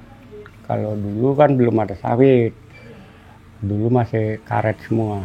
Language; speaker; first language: Indonesian; non-native, local second language; Balinese